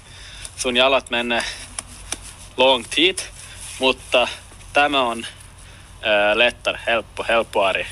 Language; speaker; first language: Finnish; non-native, local second language; Swedish